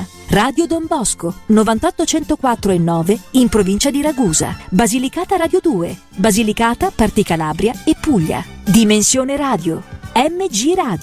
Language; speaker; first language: Italian; native; Italian